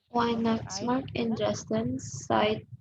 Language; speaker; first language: German; non-native, learner; Indonesian